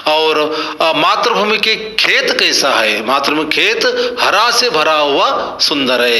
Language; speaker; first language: Hindi; non-native, local second language; Kannada